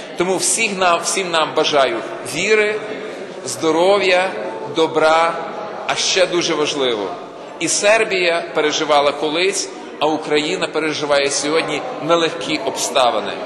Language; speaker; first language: Ukrainian; native; Ukrainian